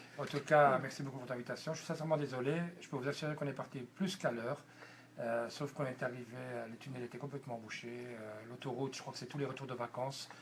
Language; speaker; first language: French; non-native, local second language; Dutch